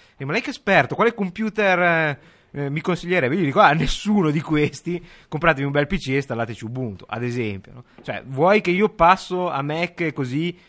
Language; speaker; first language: Italian; native; Italian